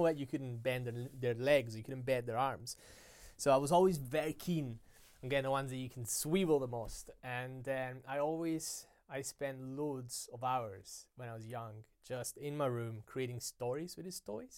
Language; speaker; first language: English; non-native, fluent; Italian